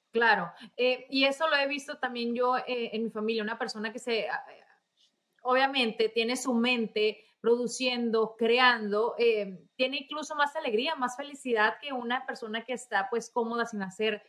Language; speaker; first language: Spanish; native; Spanish